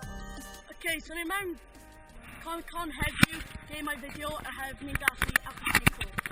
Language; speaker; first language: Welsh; non-native, local second language; English